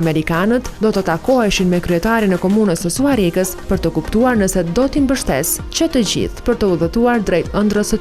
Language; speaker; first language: Albanian; native; Albanian